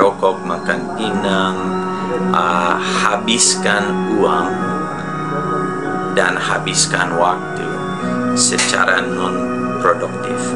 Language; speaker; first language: Indonesian; non-native, fluent; English